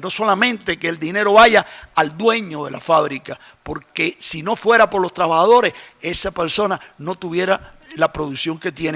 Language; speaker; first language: Spanish; native; Spanish